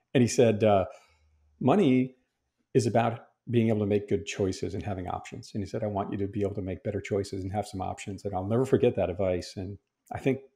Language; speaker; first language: English; native; English